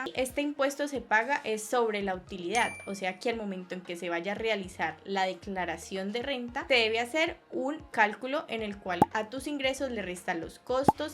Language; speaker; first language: Spanish; native; Spanish